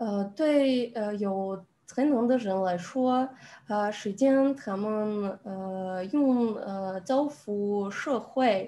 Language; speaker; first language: Chinese; non-native, learner; Russian